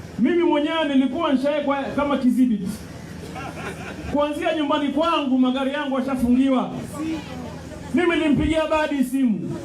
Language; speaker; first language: Swahili; native; Swahili